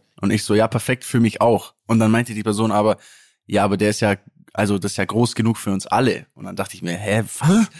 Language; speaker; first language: German; native; German